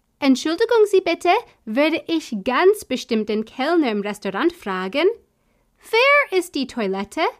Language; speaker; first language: German; non-native, fluent; English